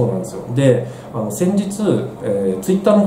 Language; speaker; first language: Japanese; native; Japanese